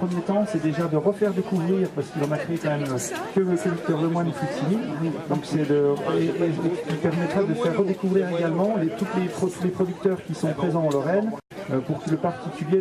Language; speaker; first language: French; native; French